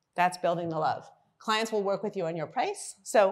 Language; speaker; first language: English; native; English